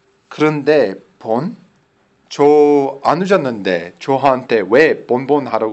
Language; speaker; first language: Korean; non-native, learner; English